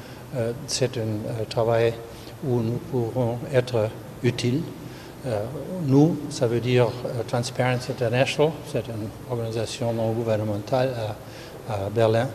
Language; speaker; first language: French; non-native, fluent; German